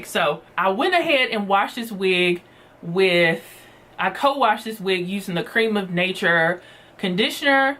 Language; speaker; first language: English; native; English